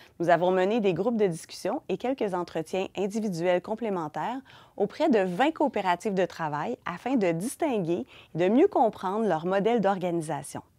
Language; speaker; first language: French; native; French